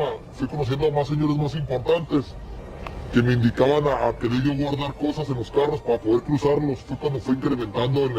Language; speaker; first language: Spanish; native; Spanish